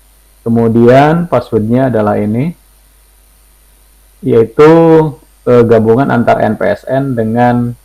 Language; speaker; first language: Indonesian; native; Indonesian